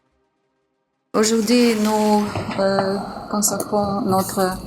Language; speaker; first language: French; non-native, fluent; Ukrainian